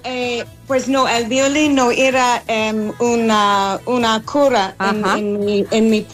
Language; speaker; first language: Spanish; non-native, fluent; English